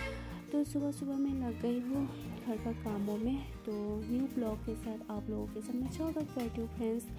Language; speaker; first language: Hindi; non-native, local second language; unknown